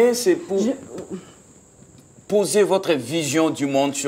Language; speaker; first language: French; non-native, local second language; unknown